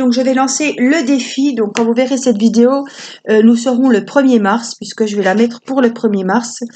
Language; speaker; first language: French; native; French